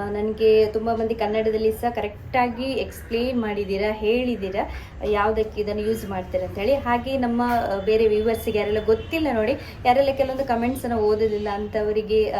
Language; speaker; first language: Kannada; non-native, local second language; Tulu